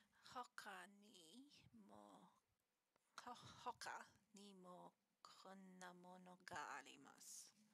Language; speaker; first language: Japanese; non-native, learner; English